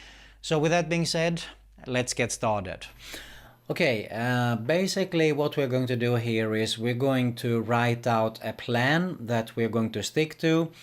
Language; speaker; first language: English; non-native, fluent; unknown